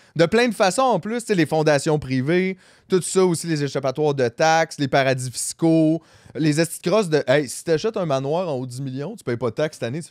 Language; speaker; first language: French; native; French